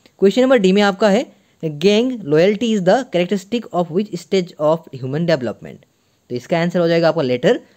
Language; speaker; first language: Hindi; non-native, local second language; Assamese